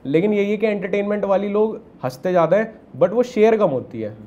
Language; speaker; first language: Hindi; native; Hindi